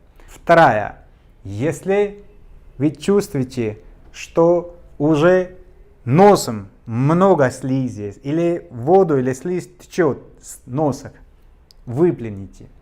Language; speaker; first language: Russian; non-native, learner; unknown